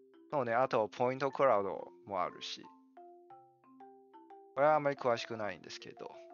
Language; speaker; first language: Japanese; non-native, fluent; Chinese